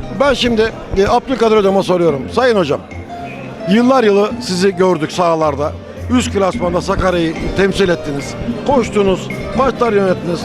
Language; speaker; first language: Turkish; native; Turkish